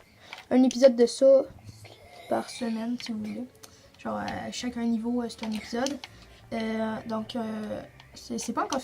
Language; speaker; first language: French; native; French